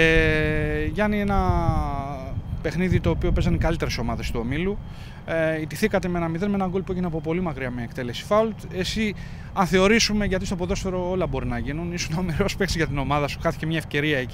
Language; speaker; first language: Greek; native; Greek